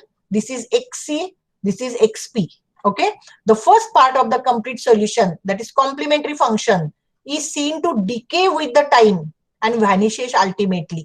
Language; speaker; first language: English; non-native, local second language; Marathi